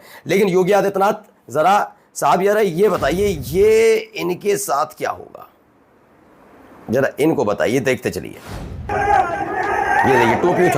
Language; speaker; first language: Hindi; native; Hindi